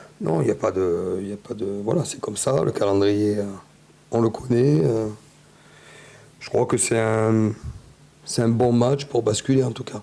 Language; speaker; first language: French; native; French